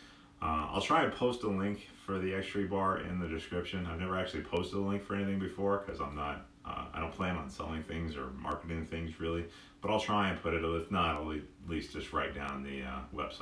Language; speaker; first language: English; native; English